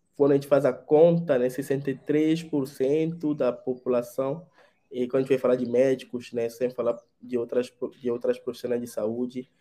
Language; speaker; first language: Portuguese; non-native, fluent; Ewe